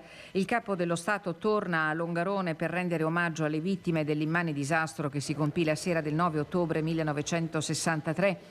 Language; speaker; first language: Italian; native; Italian